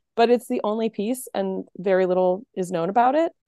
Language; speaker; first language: English; native; English